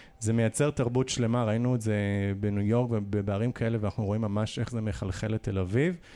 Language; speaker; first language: Hebrew; native; Hebrew